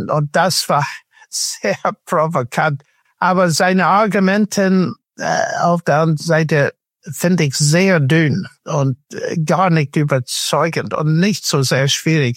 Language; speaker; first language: German; non-native, fluent; English